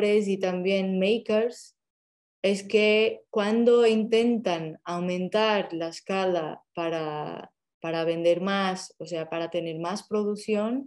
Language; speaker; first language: Spanish; non-native, fluent; Portuguese